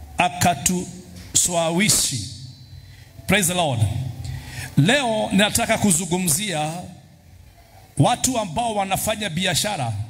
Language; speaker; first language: Swahili; non-native, local second language; Kikuyu